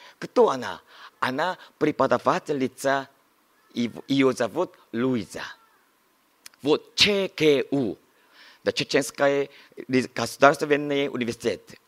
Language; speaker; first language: Russian; non-native, learner; Korean